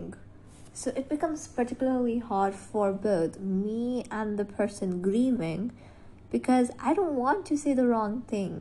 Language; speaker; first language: English; non-native, local second language; Hindi